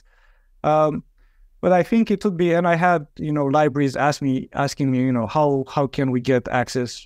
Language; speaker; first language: English; non-native, fluent; Romanian